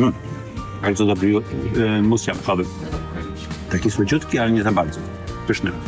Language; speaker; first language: Polish; native; Polish